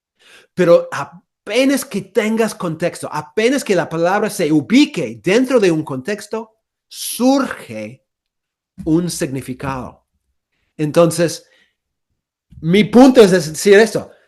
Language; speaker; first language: Spanish; non-native, fluent; English